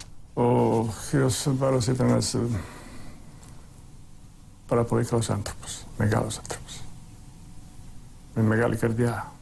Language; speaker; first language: Greek; non-native, fluent; Croatian